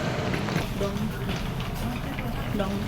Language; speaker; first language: Indonesian; native; Indonesian